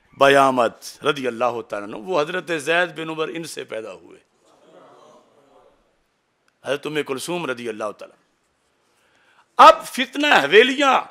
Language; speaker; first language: Urdu; non-native, local second language; Punjabi